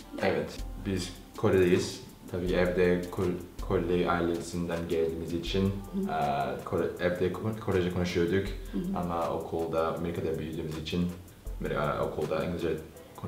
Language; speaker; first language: Turkish; non-native, learner; Korean